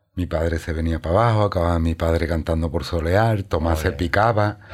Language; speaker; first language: Spanish; native; Spanish